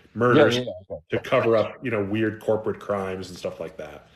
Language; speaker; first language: English; native; English